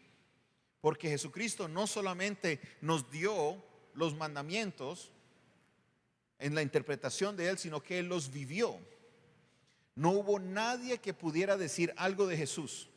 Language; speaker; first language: Spanish; native; Spanish